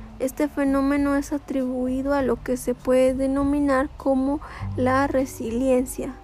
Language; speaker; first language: Spanish; native; Spanish